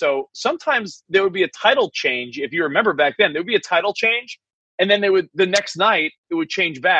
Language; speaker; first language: English; native; English